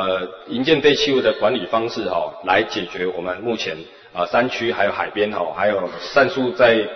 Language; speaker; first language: Chinese; native; Chinese